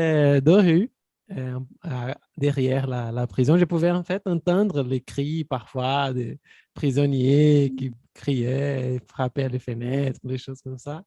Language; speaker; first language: French; non-native, fluent; Portuguese